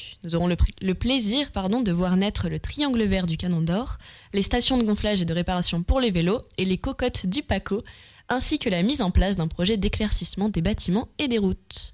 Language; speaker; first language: French; native; French